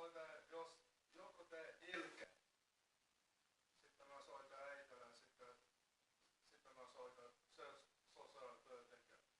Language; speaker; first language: Finnish; non-native, learner; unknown